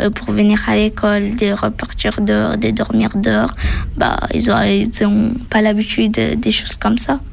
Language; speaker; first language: French; early bilingual, other home language; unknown